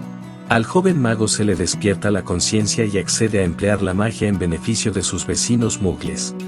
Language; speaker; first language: Spanish; native; Spanish